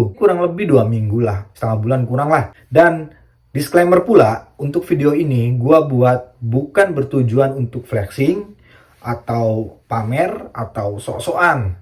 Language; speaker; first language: Indonesian; native; Indonesian